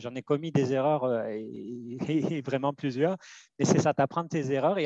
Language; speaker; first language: French; native; French